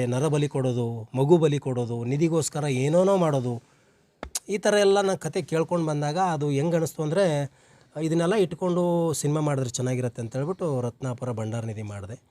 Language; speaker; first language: Kannada; native; Kannada